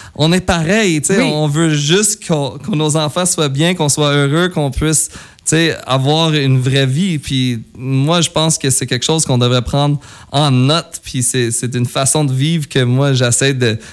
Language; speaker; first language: French; native; French